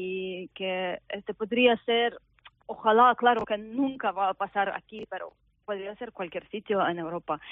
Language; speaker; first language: Spanish; non-native, fluent; Ukrainian